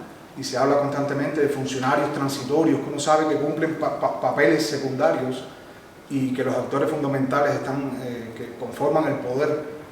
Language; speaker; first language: Spanish; native; Spanish